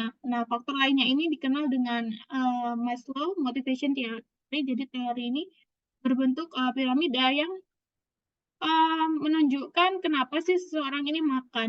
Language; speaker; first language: Indonesian; native; Indonesian